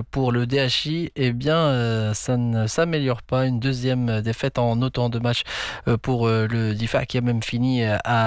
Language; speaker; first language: French; non-native, local second language; Arabic